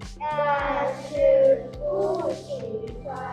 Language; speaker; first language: Chinese; non-native, learner; Thai